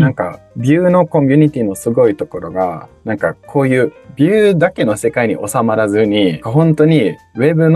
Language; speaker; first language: Japanese; native; Japanese